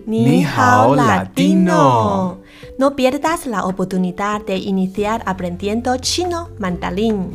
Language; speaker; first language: Spanish; non-native, learner; Chinese